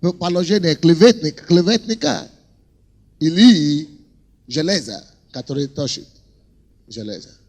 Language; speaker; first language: Russian; non-native, fluent; Yoruba